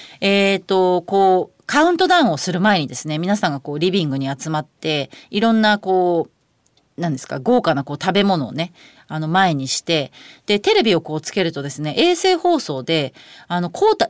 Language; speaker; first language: Japanese; native; Japanese